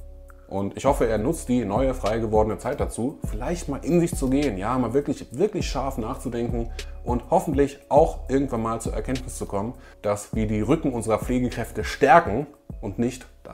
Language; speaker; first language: German; native; German